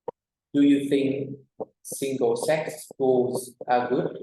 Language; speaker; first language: English; non-native, fluent; Vietnamese